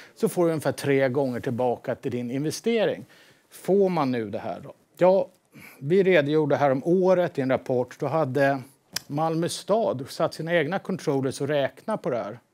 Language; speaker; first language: Swedish; native; Swedish